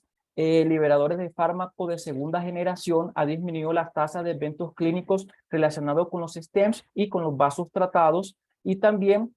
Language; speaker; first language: Spanish; native; Spanish